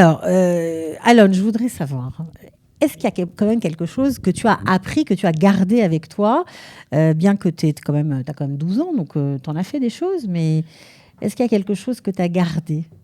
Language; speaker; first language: French; native; French